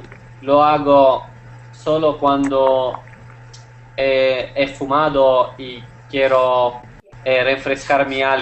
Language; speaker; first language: Spanish; non-native, learner; Italian